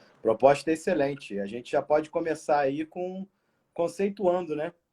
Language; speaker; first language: Portuguese; native; Portuguese